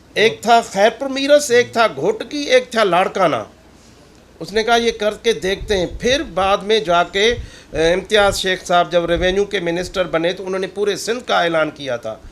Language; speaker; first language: Urdu; non-native, local second language; Sindhi